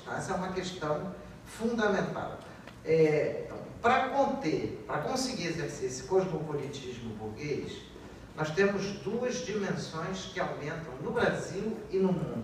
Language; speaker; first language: Portuguese; native; Portuguese